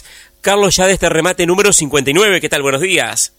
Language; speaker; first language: Spanish; native; Spanish